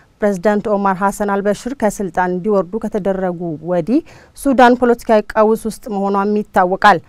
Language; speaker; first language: Amharic; non-native, local second language; Oromo